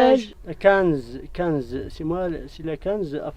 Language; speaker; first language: French; non-native, learner; Arabic